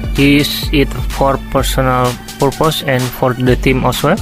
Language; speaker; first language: English; non-native, fluent; Javanese